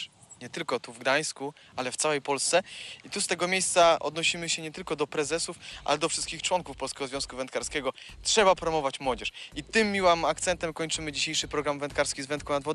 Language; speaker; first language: Polish; native; Polish